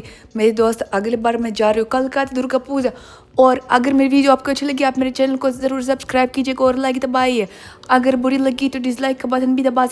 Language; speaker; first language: Hindi; non-native, learner; Russian